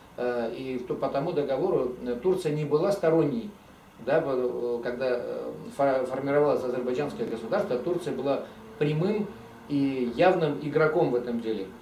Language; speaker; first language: Russian; non-native, local second language; Armenian